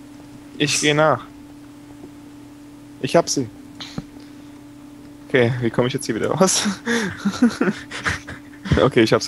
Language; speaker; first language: German; native; German